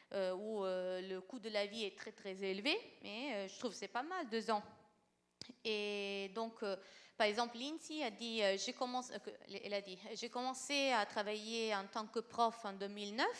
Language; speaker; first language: French; non-native, fluent; Italian